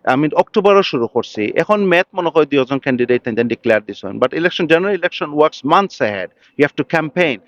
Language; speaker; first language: Bangla; early bilingual, heritage; Bangla